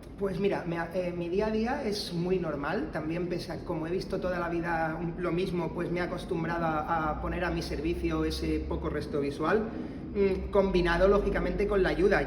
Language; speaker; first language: Spanish; native; Spanish